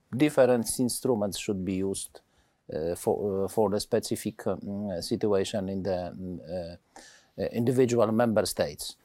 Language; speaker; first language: English; non-native, learner; Polish